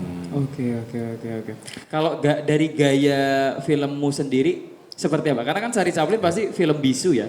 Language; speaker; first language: Indonesian; native; Indonesian